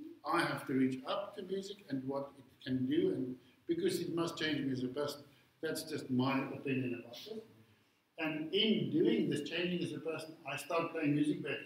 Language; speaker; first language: English; non-native, local second language; Afrikaans